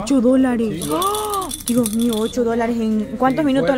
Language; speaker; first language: Spanish; native; Spanish